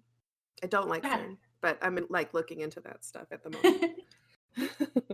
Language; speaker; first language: English; native; English